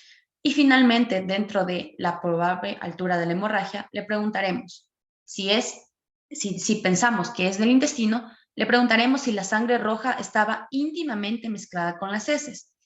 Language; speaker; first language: Spanish; native; Spanish